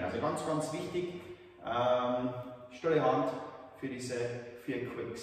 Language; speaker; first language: German; native; German